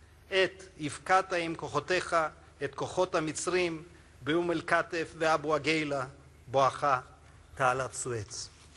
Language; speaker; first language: Hebrew; non-native, fluent; Russian